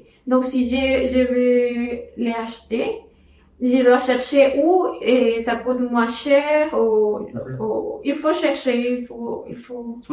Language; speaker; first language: French; non-native, learner; Spanish